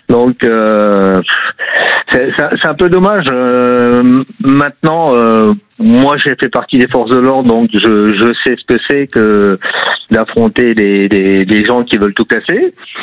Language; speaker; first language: French; native; French